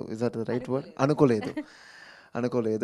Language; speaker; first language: Telugu; non-native, local second language; Tamil